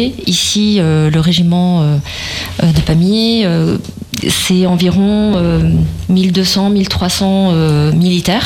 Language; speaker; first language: French; native; French